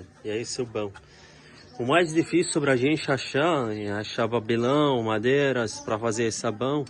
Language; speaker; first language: Portuguese; non-native, fluent; Arabic